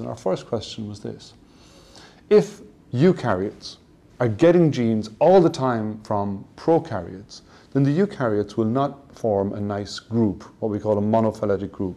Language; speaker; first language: English; native; English